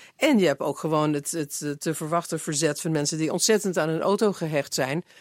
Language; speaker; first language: Dutch; non-native, fluent; English